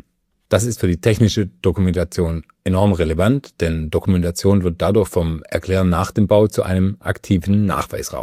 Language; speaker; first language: German; native; German